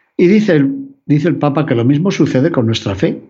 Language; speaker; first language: Spanish; native; Spanish